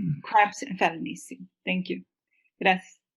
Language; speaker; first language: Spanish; early bilingual, heritage; Spanish